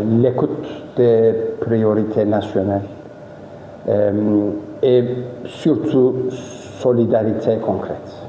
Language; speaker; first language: French; non-native, fluent; Turkish